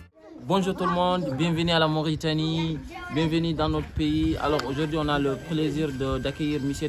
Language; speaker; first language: French; non-native, local second language; Arabic